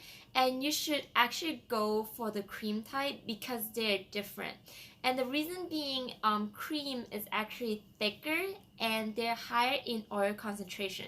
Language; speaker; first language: English; non-native, fluent; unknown